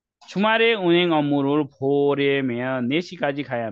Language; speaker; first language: Korean; non-native, fluent; Nepali